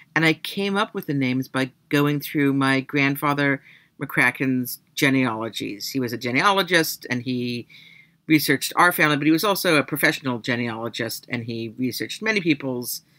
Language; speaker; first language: English; native; English